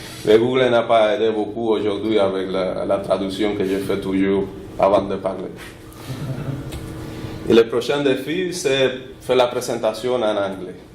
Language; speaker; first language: French; non-native, fluent; Spanish